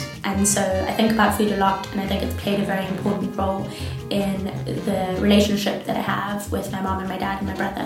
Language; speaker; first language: English; native; English